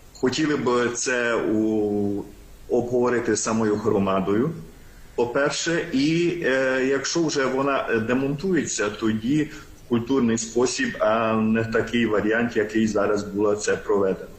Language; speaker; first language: Ukrainian; non-native, local second language; Hungarian